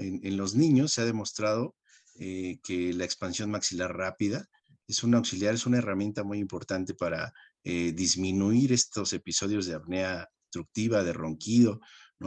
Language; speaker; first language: Spanish; native; Spanish